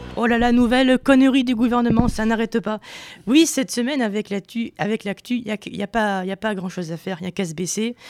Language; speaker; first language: French; native; French